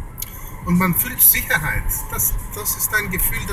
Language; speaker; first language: German; non-native, learner; Greek